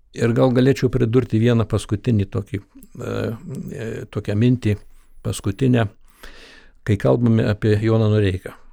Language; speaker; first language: Lithuanian; early bilingual, heritage; Lithuanian